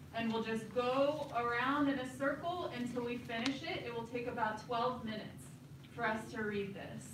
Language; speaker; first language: English; native; English